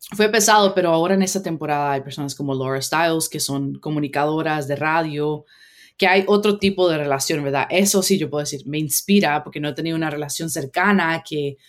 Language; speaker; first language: Spanish; early bilingual, heritage; Spanish